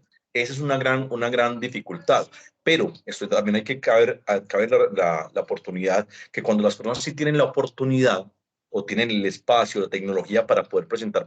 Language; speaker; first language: Spanish; native; Spanish